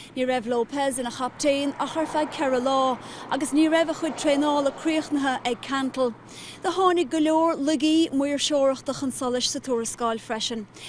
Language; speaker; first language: Irish; native; Irish